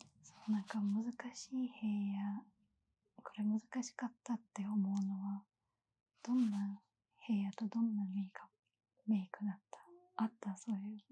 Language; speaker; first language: Japanese; non-native, learner; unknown